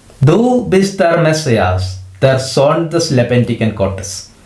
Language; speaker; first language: German; non-native, fluent; Malayalam